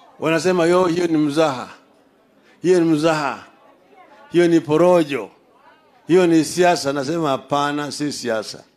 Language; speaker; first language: Swahili; non-native, local second language; Luo (Kenya and Tanzania)